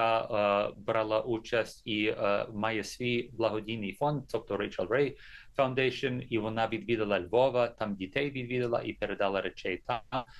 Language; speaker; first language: Ukrainian; early bilingual, heritage; English